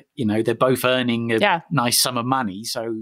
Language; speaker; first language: English; native; English